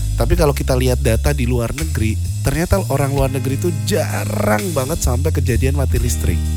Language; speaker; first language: Indonesian; native; Indonesian